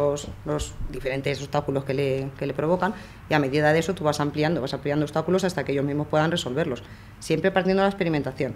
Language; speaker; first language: Spanish; native; Spanish